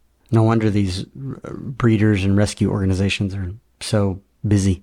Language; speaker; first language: English; native; English